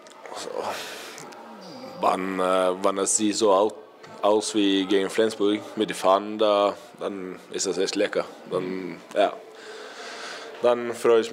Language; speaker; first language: German; non-native, learner; Norwegian